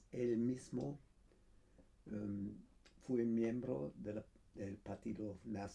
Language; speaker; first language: Spanish; non-native, fluent; German